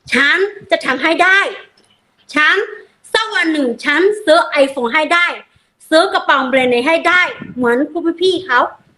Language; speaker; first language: Thai; non-native, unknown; Burmese